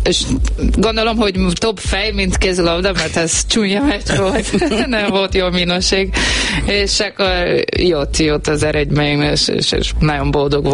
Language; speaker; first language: Hungarian; non-native, learner; Portuguese